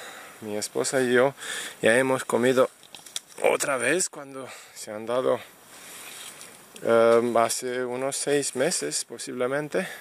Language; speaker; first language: Spanish; non-native, fluent; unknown